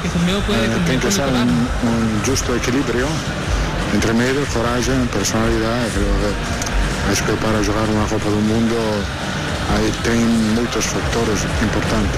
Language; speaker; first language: Portuguese; non-native, learner; Italian